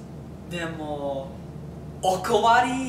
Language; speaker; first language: Japanese; non-native, learner; English